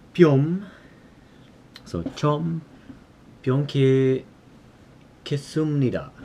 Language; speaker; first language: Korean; non-native, learner; English